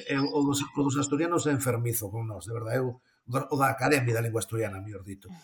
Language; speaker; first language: Galician; native; Galician